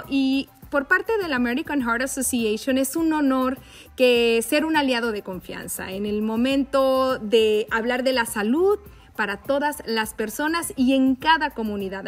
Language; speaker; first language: Spanish; native; Spanish